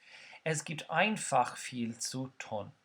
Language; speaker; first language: German; non-native, fluent; Irish